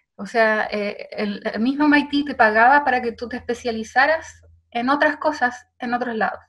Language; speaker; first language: Spanish; native; Spanish